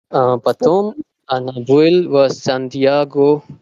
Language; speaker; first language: Russian; non-native, learner; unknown